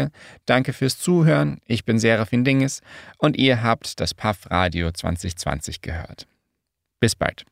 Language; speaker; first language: German; native; German